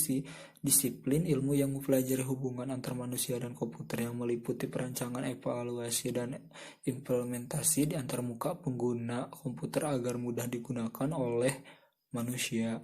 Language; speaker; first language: Indonesian; native; Indonesian